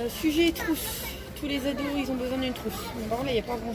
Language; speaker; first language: French; native; French